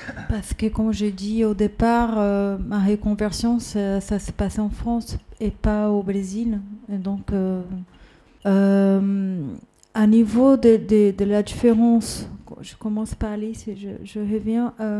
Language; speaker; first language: French; non-native, fluent; Portuguese